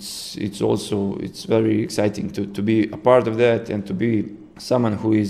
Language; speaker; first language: English; non-native, fluent; Serbian